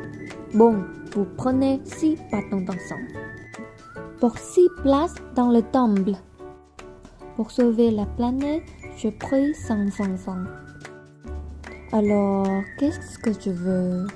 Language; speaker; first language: French; non-native, learner; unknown